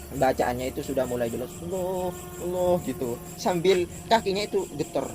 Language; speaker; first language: Indonesian; non-native, local second language; Madurese